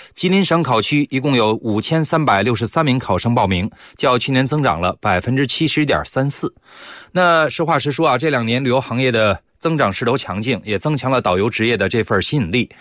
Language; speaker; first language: Chinese; native; Chinese